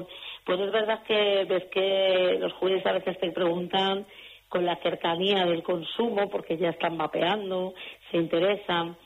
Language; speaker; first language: Spanish; native; Spanish